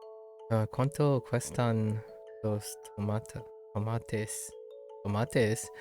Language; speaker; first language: Spanish; non-native, learner; English